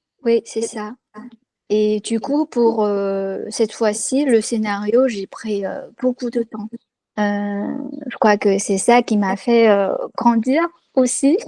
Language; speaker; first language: French; non-native, fluent; Chinese